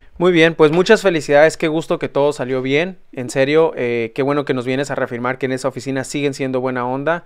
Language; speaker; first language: Spanish; native; Spanish